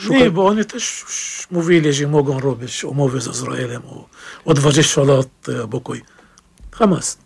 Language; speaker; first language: Polish; non-native, fluent; Arabic